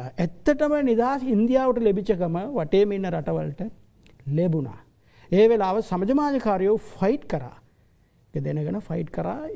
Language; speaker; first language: Sinhala; non-native, local second language; Tamil